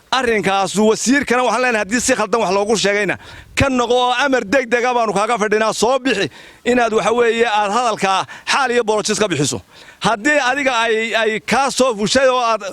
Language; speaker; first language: Somali; native; Somali